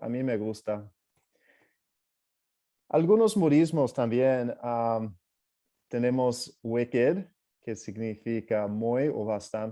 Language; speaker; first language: Spanish; non-native, fluent; English